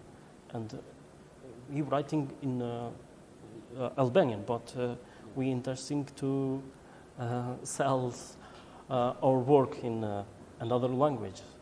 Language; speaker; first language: English; non-native, learner; Albanian